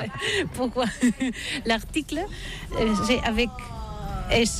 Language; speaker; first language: French; non-native, learner; Catalan